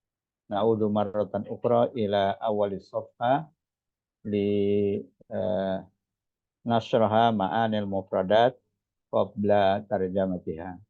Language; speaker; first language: Arabic; non-native, fluent; Indonesian